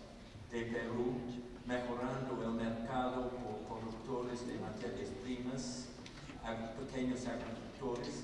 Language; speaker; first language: Spanish; non-native, fluent; English